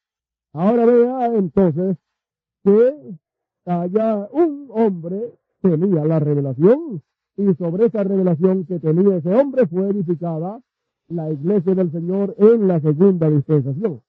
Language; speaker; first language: Spanish; native; Spanish